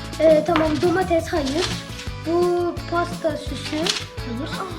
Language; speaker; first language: Turkish; early bilingual, heritage; Turkish